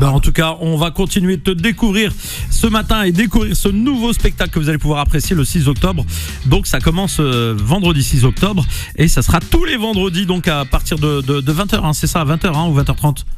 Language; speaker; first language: French; native; French